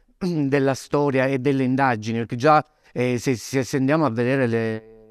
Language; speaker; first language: Italian; native; Italian